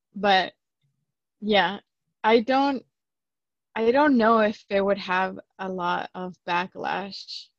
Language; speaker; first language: English; early bilingual, other home language; Spanish